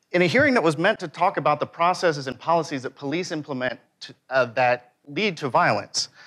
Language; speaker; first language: English; native; English